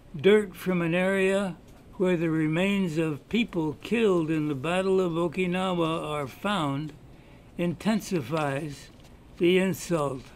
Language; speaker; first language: English; native; English